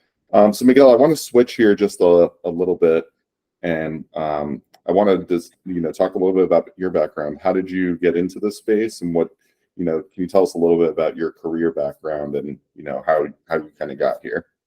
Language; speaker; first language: English; native; English